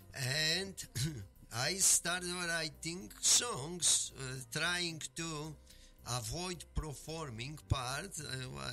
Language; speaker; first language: English; non-native, fluent; Polish